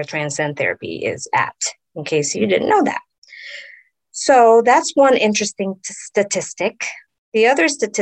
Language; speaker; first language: English; non-native, local second language; Filipino